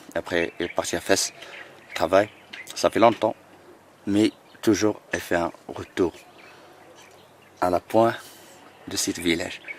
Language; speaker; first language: French; non-native, learner; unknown